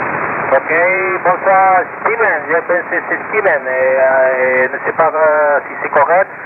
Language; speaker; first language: French; non-native, learner; Spanish